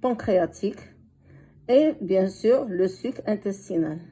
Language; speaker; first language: French; non-native, local second language; Arabic